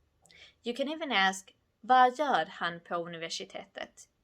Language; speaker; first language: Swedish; non-native, fluent; Georgian